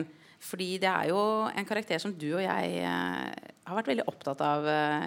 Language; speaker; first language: Norwegian; native; Norwegian